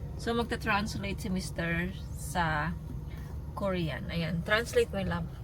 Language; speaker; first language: Filipino; native; Filipino